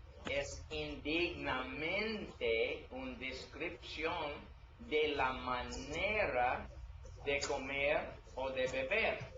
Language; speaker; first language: Spanish; non-native, learner; English